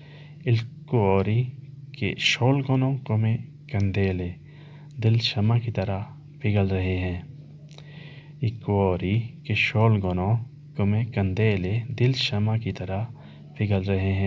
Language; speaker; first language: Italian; non-native, learner; Urdu